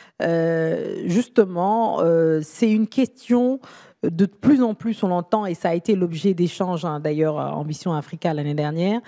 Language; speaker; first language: French; native; French